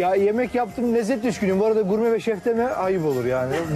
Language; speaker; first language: Turkish; native; Turkish